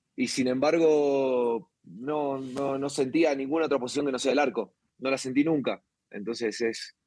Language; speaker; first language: Spanish; native; Spanish